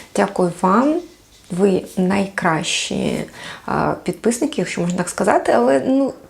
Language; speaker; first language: Ukrainian; non-native, local second language; Russian